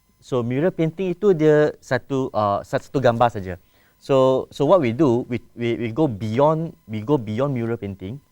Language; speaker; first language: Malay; non-native, local second language; Chinese